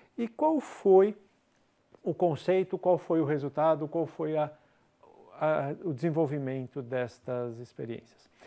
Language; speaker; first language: Portuguese; native; Portuguese